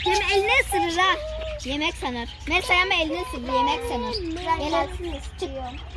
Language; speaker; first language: Turkish; early bilingual, heritage; Turkish